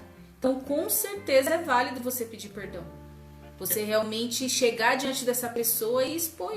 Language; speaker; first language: Portuguese; native; Portuguese